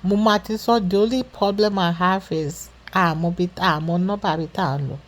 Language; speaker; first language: English; non-native, local second language; Yoruba